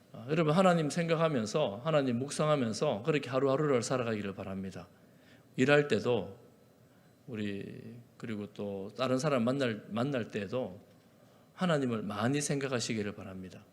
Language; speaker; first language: Korean; native; Korean